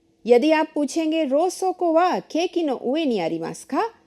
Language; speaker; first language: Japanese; non-native, fluent; Hindi